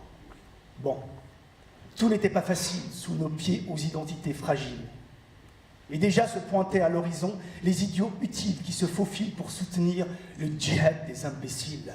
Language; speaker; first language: French; early bilingual, other home language; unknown